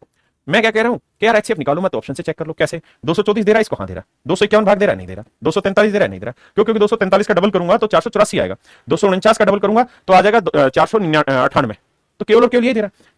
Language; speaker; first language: Hindi; native; Hindi